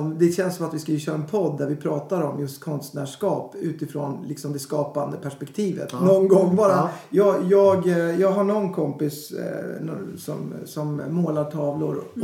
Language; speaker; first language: Swedish; native; Swedish